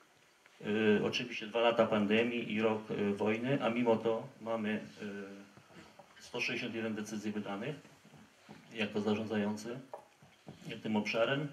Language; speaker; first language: Polish; native; Polish